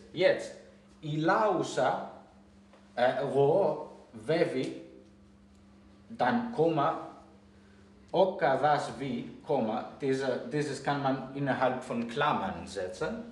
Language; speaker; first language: German; non-native, fluent; Greek